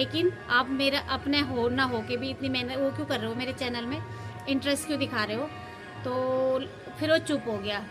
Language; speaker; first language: Hindi; native; Hindi